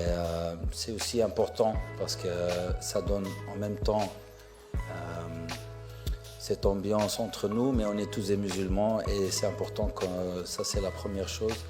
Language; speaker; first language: French; non-native, fluent; Arabic